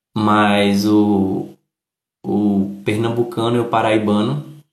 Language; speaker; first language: Portuguese; native; Portuguese